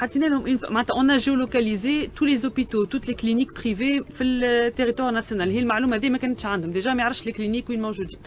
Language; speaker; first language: Arabic; native; Arabic